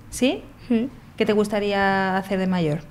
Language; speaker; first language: Spanish; native; Spanish